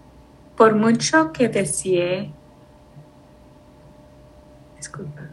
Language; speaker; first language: Spanish; early bilingual, heritage; Spanish